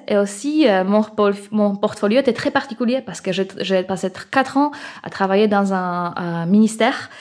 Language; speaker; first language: French; non-native, fluent; Polish